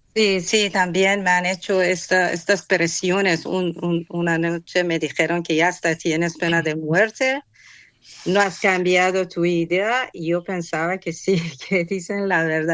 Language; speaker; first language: Spanish; non-native, fluent; Persian